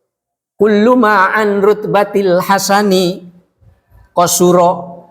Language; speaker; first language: Arabic; non-native, fluent; Indonesian